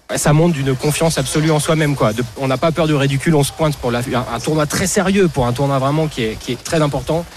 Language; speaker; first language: French; native; French